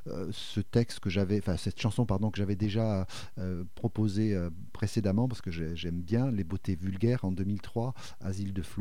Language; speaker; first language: French; native; French